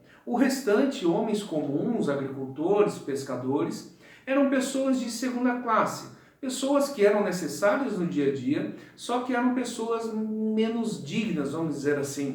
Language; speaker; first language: Portuguese; native; Portuguese